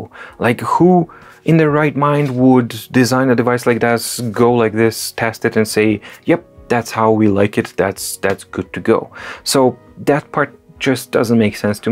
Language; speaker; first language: English; non-native, fluent; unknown